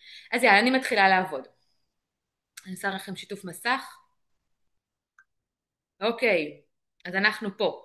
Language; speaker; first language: Hebrew; native; Hebrew